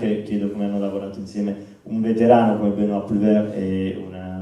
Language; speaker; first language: Italian; native; Italian